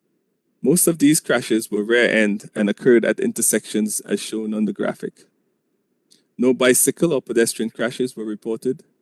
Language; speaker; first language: English; native; English